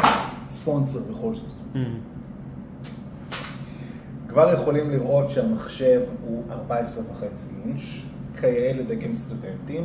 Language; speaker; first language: Hebrew; native; Hebrew